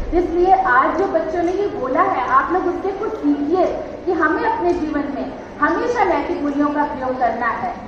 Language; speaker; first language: Hindi; native; Hindi